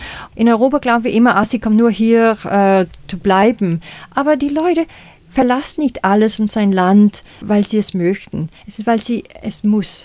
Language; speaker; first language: German; non-native, fluent; Danish